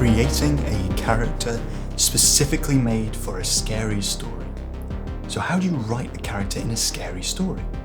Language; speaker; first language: English; native; English